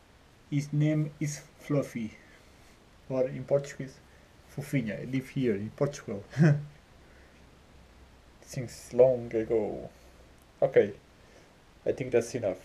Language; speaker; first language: English; non-native, learner; Portuguese